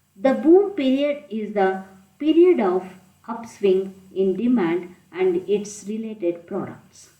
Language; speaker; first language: English; non-native, local second language; Kannada